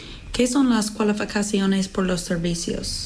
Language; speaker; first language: Spanish; non-native, learner; English